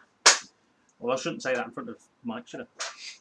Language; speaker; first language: English; native; English